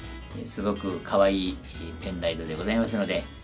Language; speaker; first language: Japanese; native; Japanese